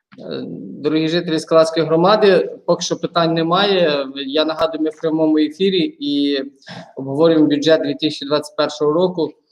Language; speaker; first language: Ukrainian; native; Ukrainian